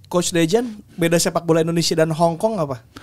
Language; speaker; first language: Indonesian; native; Indonesian